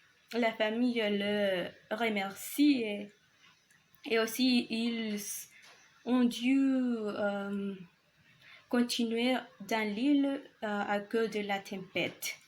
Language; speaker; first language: French; non-native, learner; Spanish